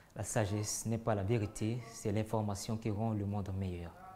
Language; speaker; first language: French; non-native, local second language; Sango